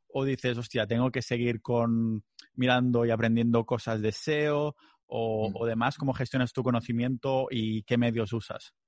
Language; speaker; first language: Spanish; non-native, local second language; Catalan